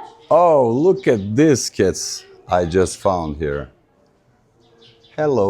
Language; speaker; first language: English; non-native, fluent; Turkish